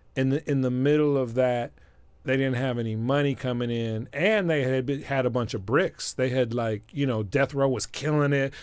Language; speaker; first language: English; native; English